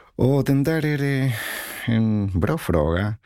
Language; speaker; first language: Swedish; non-native, learner; Spanish